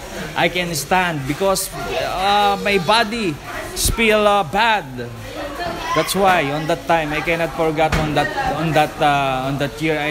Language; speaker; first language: English; non-native, local second language; Filipino